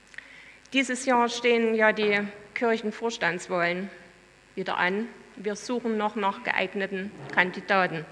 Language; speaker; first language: German; native; German